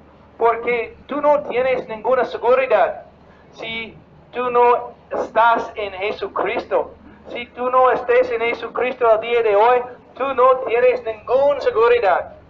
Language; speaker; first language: Spanish; non-native, fluent; English